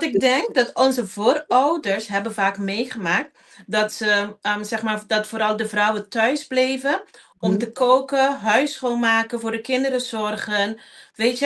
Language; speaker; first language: Dutch; non-native, local second language; Papiamento